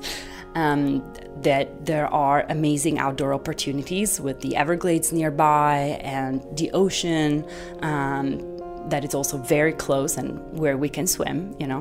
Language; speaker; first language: English; non-native, fluent; Italian